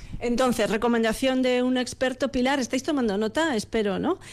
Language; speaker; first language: Spanish; native; Spanish